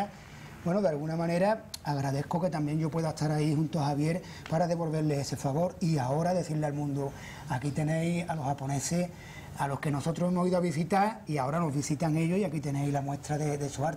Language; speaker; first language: Spanish; native; Spanish